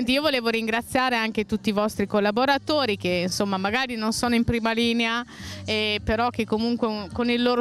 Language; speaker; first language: Italian; native; Italian